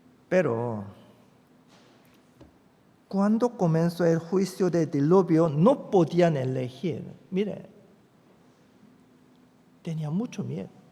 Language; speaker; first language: Spanish; non-native, fluent; Korean